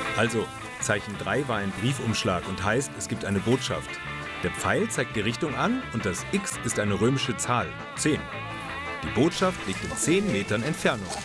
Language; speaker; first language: German; native; German